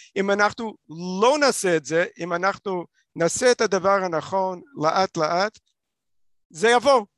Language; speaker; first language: Hebrew; non-native, fluent; English